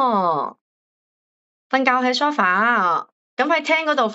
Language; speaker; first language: Cantonese; native; Cantonese